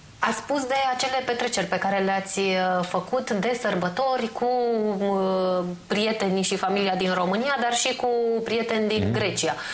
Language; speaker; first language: Romanian; native; Romanian